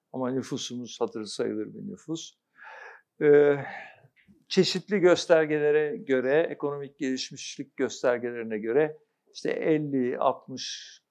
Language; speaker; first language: Turkish; native; Turkish